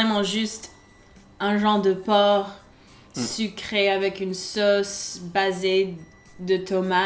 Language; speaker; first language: French; non-native, fluent; English